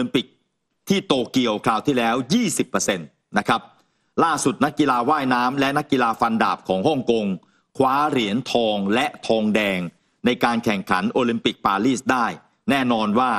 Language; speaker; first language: Thai; native; Thai